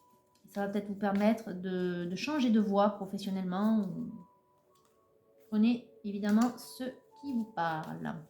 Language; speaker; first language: French; native; French